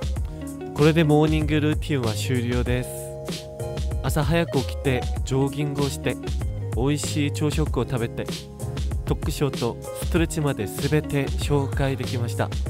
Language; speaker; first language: Japanese; non-native, fluent; Korean